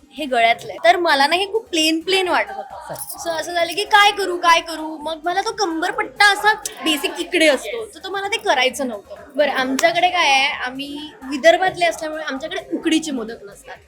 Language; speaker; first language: Marathi; native; Marathi